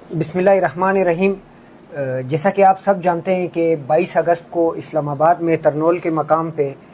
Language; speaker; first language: Urdu; non-native, local second language; Pashto